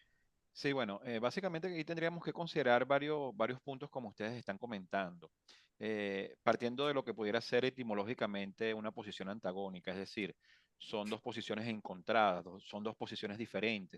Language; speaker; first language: Spanish; native; Spanish